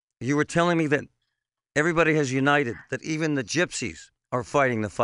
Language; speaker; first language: English; native; English